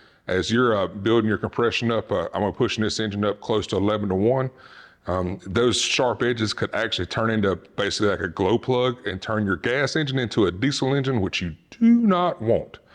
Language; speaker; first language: English; native; English